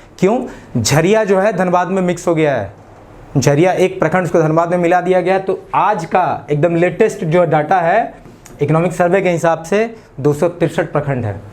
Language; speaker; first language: Hindi; native; Hindi